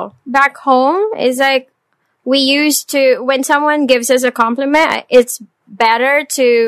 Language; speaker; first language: English; non-native, local second language; Filipino